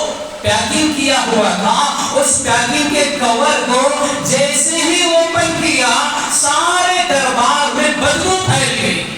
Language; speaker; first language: Urdu; native; Urdu